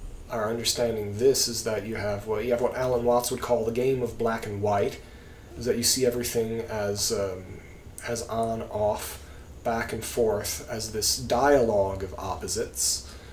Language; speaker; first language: English; native; English